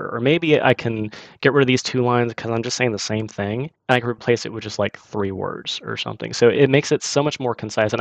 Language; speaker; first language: English; native; English